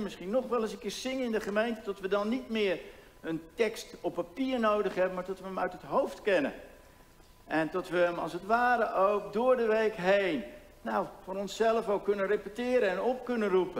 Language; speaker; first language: Dutch; native; Dutch